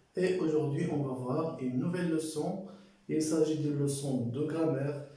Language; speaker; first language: French; non-native, local second language; Arabic